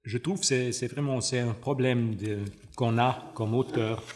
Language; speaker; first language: French; non-native, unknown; German